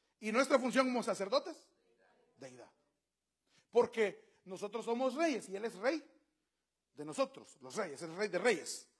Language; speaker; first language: Spanish; native; Spanish